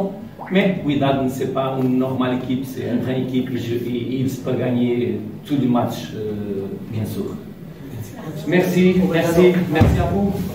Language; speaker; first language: French; non-native, learner; Portuguese